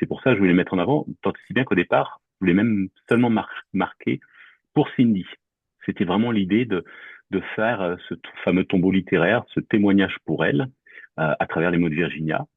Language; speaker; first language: French; native; French